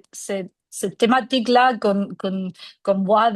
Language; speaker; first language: French; non-native, fluent; Spanish